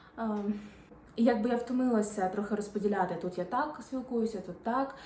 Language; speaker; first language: Ukrainian; non-native, local second language; Russian